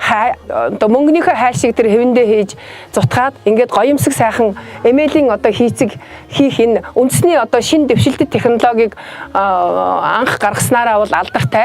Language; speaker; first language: Mongolian; native; Mongolian